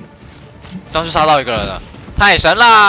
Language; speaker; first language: Chinese; native; Chinese